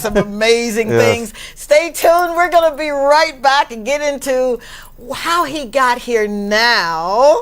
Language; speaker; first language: English; native; English